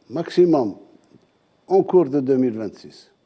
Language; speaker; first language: French; non-native, local second language; Arabic